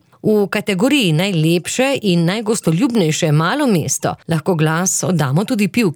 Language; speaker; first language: Slovenian; native; Slovenian